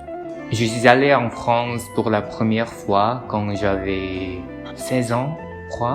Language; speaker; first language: French; non-native, learner; Korean